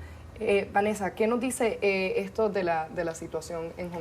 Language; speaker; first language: Spanish; native; Spanish